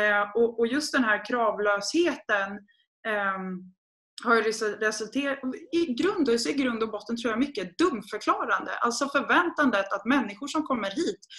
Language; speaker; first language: Swedish; native; Swedish